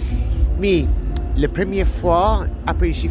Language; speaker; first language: French; non-native, learner; English